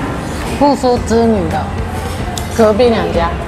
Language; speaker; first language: Chinese; native; Chinese